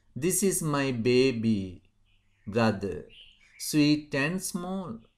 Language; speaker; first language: English; non-native, local second language; Sinhala